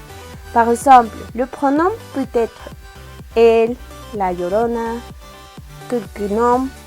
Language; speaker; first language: French; non-native, learner; Spanish